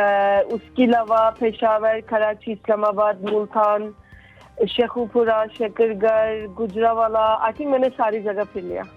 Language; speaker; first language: Hindi; non-native, fluent; Turkish